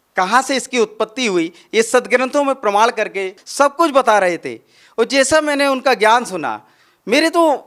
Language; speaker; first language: Hindi; native; Hindi